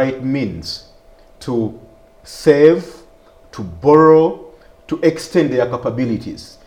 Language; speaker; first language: English; non-native, local second language; Ganda